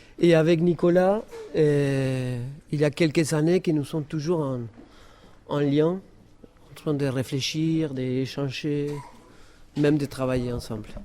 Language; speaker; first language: French; non-native, fluent; Spanish